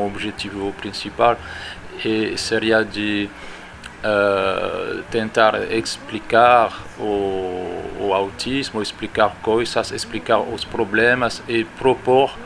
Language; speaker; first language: Portuguese; non-native, fluent; French